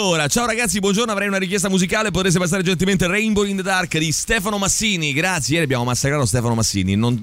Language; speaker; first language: Italian; native; Italian